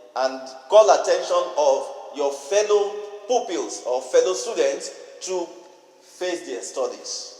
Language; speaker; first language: English; non-native, local second language; Yoruba